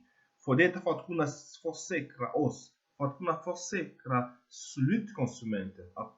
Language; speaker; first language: Swedish; non-native, fluent; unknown